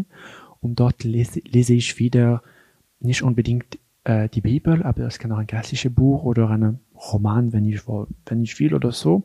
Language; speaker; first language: German; non-native, local second language; French